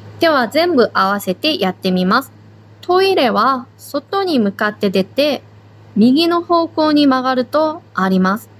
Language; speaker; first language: Japanese; non-native, fluent; Korean